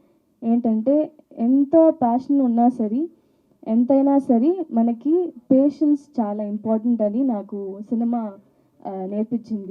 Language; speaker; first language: Telugu; non-native, local second language; Tamil